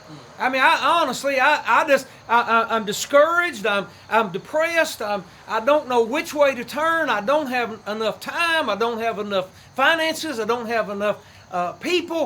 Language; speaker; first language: English; native; English